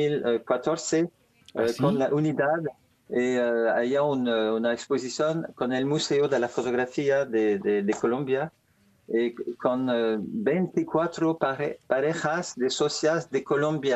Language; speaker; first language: Spanish; non-native, learner; French